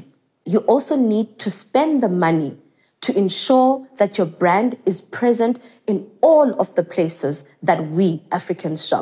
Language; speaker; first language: English; non-native, local second language; Xhosa